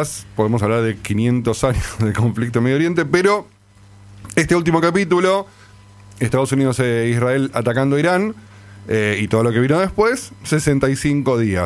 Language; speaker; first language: Spanish; native; Spanish